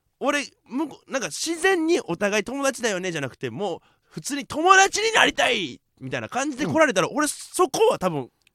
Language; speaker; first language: Japanese; native; Japanese